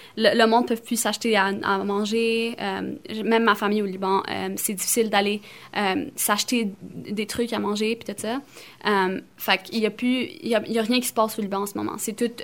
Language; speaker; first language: French; early bilingual, other home language; Arabic